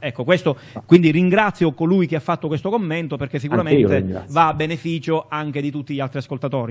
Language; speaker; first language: Italian; native; Italian